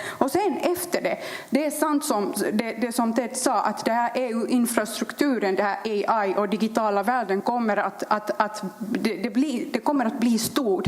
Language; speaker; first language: Swedish; non-native, fluent; Kurdish